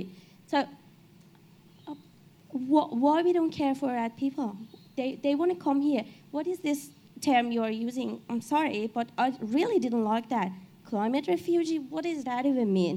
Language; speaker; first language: English; non-native, fluent; Persian